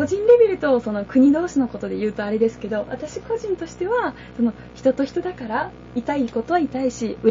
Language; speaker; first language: Japanese; native; Japanese